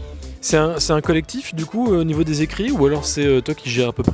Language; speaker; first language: French; native; French